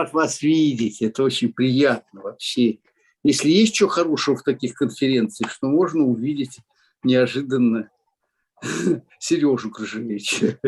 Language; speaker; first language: Russian; native; Russian